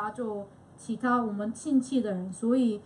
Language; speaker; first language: Chinese; non-native, fluent; Korean